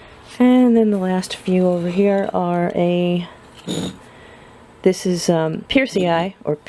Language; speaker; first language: English; native; English